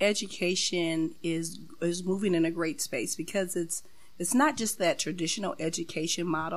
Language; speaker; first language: English; native; English